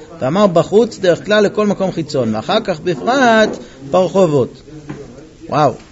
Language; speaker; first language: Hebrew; non-native, fluent; English